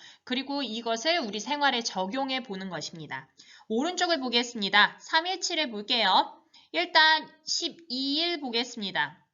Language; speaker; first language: Korean; native; Korean